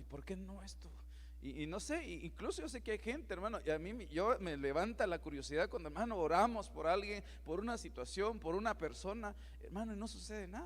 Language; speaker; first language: Spanish; native; Spanish